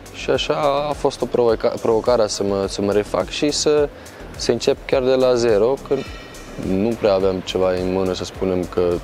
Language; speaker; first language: Romanian; non-native, fluent; Croatian